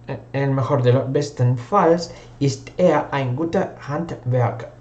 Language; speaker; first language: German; non-native, fluent; Spanish